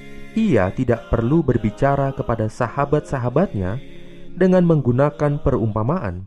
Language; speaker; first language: Indonesian; native; Indonesian